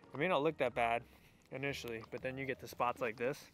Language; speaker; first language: English; native; English